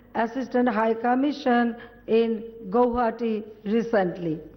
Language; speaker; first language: English; non-native, local second language; Bangla